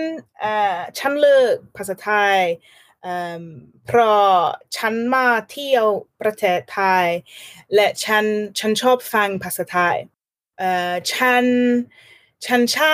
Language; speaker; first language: Thai; non-native, learner; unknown